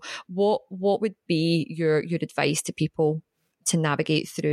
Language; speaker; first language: English; native; English